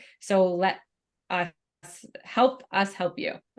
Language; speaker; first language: English; native; English